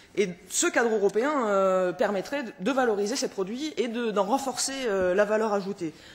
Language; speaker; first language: French; native; French